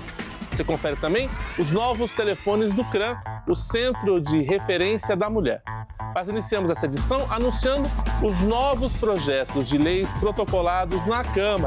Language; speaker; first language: Portuguese; native; Portuguese